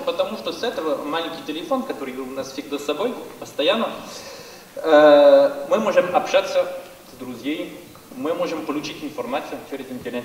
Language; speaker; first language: Russian; non-native, fluent; French